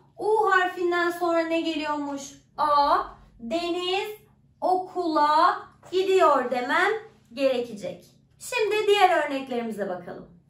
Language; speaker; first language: Turkish; native; Turkish